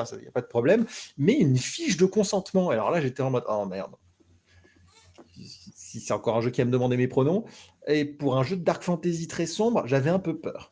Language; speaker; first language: French; native; French